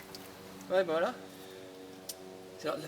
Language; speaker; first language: French; native; French